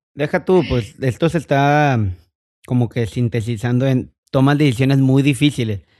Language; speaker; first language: Spanish; native; Spanish